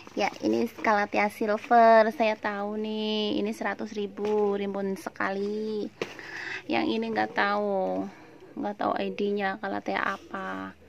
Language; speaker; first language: Indonesian; non-native, local second language; Javanese